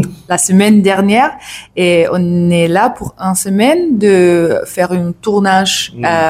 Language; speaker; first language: French; non-native, learner; English